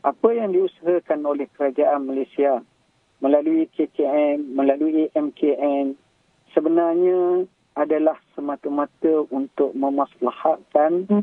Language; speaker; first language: Malay; native; Malay